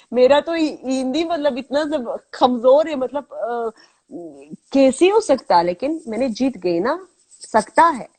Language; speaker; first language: Hindi; non-native, learner; Azerbaijani